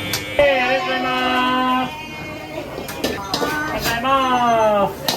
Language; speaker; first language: Japanese; native; Japanese